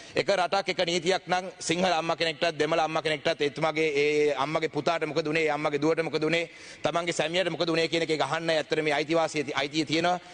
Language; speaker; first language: Sinhala; non-native, local second language; Tamil